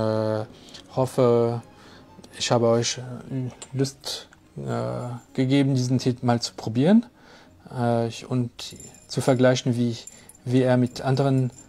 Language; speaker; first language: German; non-native, fluent; French